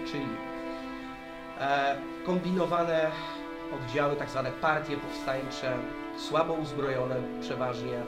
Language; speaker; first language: Polish; native; Polish